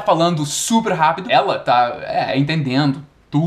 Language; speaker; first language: Portuguese; non-native, fluent; English